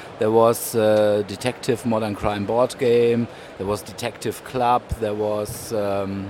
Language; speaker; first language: English; non-native, fluent; German